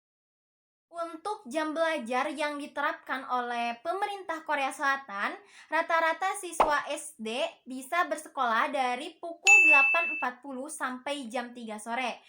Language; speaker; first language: Indonesian; native; Indonesian